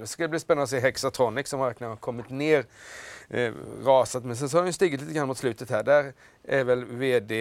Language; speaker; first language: Swedish; native; Swedish